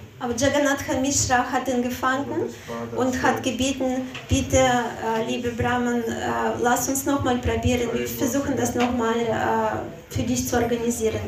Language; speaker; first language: German; non-native, fluent; Russian